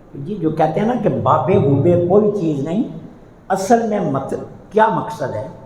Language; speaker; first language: Urdu; non-native, local second language; Punjabi